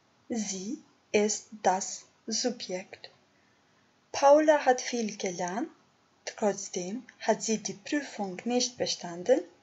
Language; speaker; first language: German; non-native, fluent; Albanian